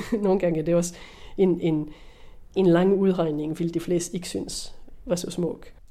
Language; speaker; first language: Danish; non-native, fluent; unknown